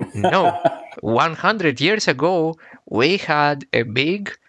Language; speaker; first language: English; non-native, fluent; Greek